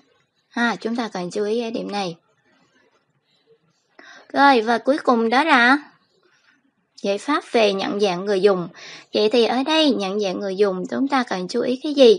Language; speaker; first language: Vietnamese; native; Vietnamese